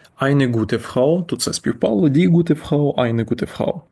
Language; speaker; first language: German; non-native, fluent; Ukrainian